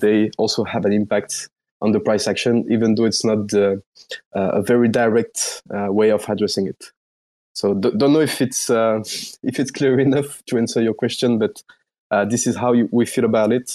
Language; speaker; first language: English; non-native, fluent; French